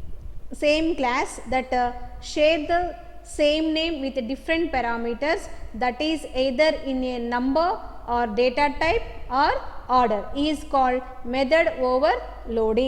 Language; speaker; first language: English; non-native, local second language; Telugu